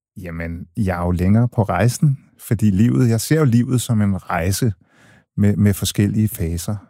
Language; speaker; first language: Danish; early bilingual, other home language; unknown